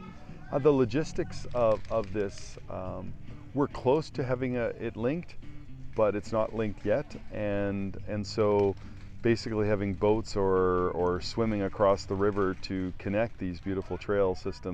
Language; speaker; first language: English; native; English